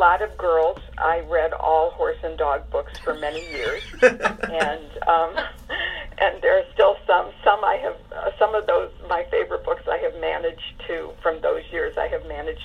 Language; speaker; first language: English; native; English